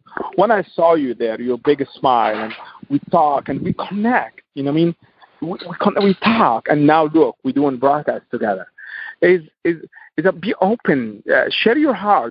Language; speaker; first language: English; non-native, learner; Arabic